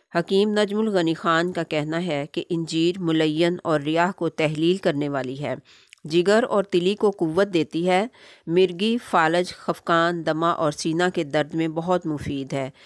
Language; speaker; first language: Urdu; native; Urdu